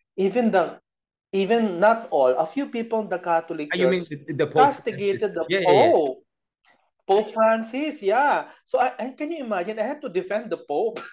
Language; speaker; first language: English; non-native, local second language; Bikol